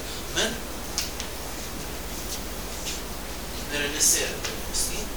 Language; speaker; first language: Swedish; non-native, fluent; Russian